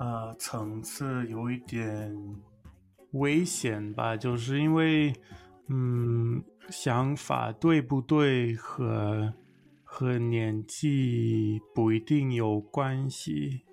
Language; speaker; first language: Chinese; non-native, learner; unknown